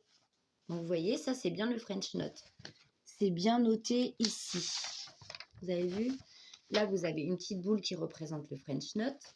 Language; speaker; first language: French; native; French